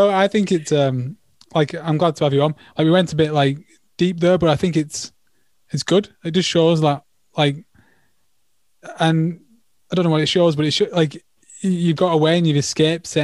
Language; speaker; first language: English; native; English